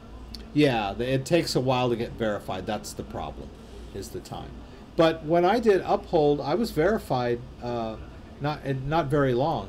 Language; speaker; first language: English; native; English